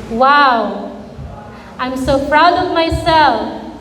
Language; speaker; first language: English; non-native, local second language; Filipino